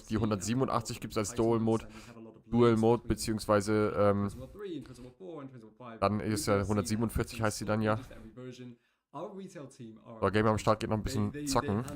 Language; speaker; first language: German; native; German